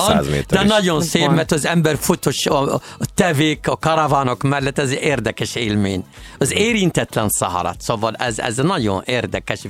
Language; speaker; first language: Hungarian; non-native, learner; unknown